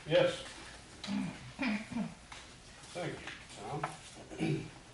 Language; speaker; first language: English; native; English